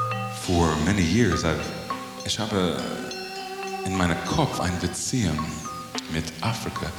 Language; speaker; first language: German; non-native, learner; English